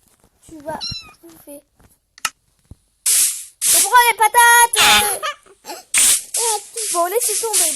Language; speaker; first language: French; native; French